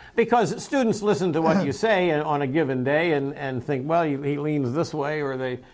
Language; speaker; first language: English; native; English